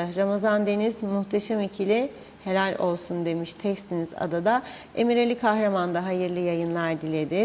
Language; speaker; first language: Turkish; native; Turkish